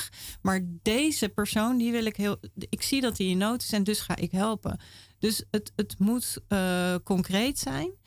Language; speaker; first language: Dutch; native; Dutch